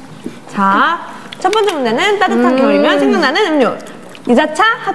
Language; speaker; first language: Korean; native; Korean